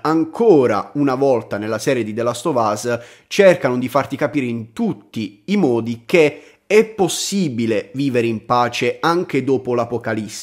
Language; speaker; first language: Italian; native; Italian